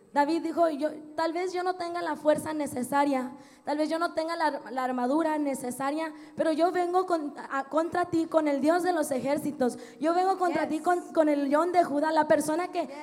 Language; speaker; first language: Spanish; early bilingual, other home language; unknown